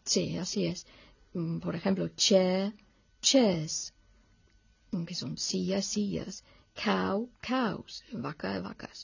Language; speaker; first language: Spanish; non-native, fluent; English